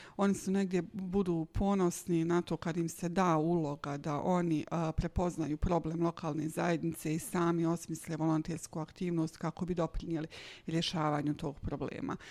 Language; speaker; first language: Croatian; native; Croatian